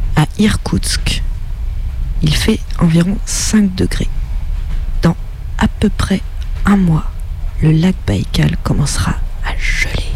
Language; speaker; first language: French; native; French